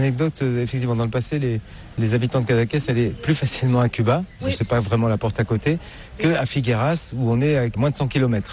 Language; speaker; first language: French; native; French